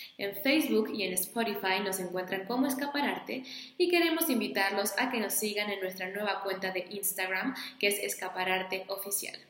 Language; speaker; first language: Spanish; native; Spanish